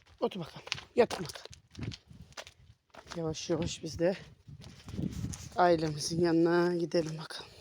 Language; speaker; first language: Turkish; native; Turkish